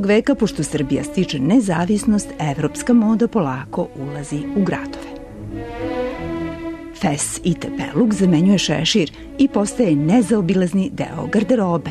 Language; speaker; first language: Serbian; native; Serbian